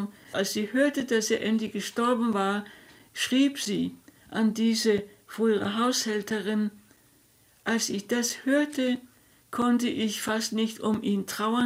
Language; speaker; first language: German; non-native, fluent; Danish